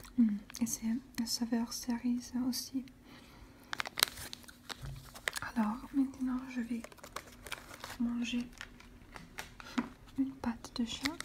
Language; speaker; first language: French; non-native, fluent; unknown